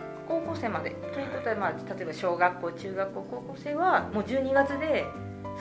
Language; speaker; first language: Japanese; native; Japanese